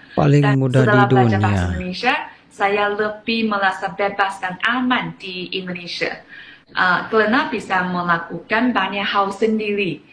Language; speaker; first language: Indonesian; non-native, fluent; Chinese